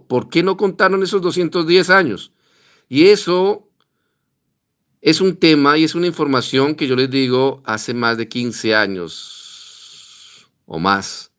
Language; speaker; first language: Spanish; native; Spanish